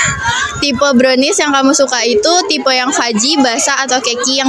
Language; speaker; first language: Indonesian; native; Indonesian